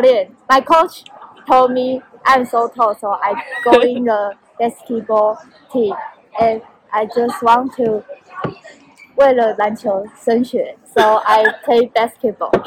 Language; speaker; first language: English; non-native, learner; Chinese